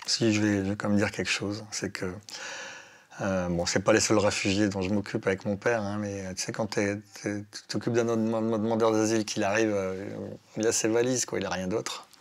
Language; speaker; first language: French; native; French